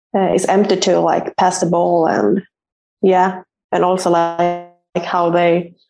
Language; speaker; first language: English; non-native, fluent; Swedish